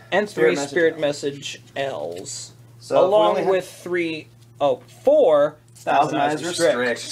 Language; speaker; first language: English; native; English